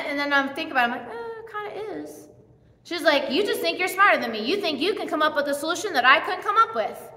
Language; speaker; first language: English; native; English